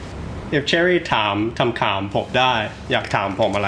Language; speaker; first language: Thai; early bilingual, heritage; Thai